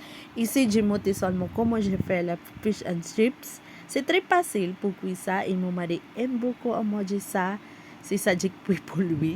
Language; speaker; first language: French; non-native, learner; Cebuano